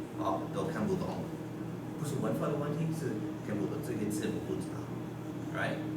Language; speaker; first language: Chinese; non-native, fluent; English